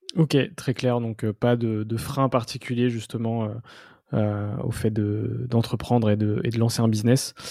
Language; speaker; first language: French; native; French